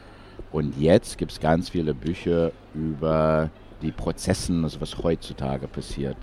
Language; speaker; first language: German; non-native, fluent; English